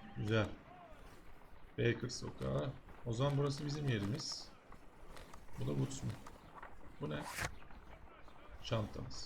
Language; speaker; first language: Turkish; native; Turkish